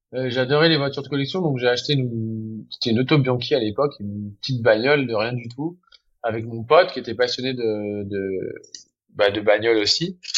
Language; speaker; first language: French; native; French